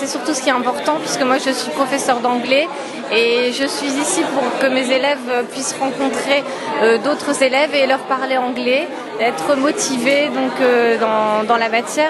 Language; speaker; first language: French; native; French